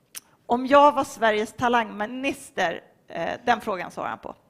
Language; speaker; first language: Swedish; native; Swedish